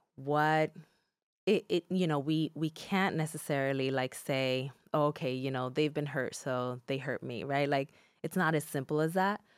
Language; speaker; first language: English; early bilingual, other home language; Spanish